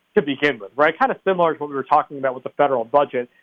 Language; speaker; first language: English; native; English